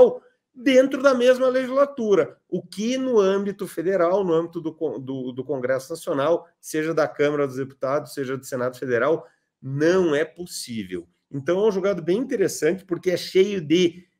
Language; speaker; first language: Portuguese; native; Portuguese